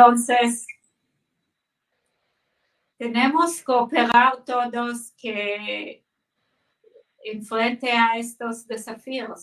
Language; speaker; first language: Spanish; non-native, fluent; Hebrew